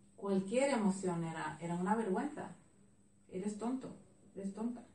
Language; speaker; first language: Spanish; non-native, fluent; Swedish